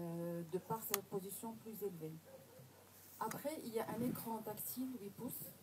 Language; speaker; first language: French; non-native, local second language; Arabic